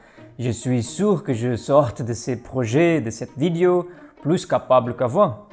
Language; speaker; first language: French; non-native, learner; Portuguese